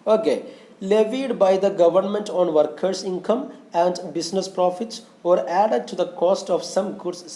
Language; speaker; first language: English; non-native, local second language; Malayalam